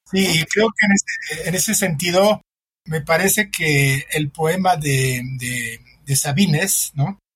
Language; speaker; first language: Spanish; non-native, fluent; French